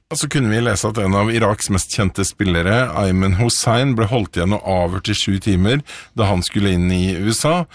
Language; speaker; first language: Norwegian; native; Norwegian